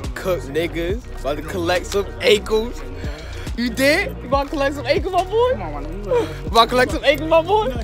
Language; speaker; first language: English; native; English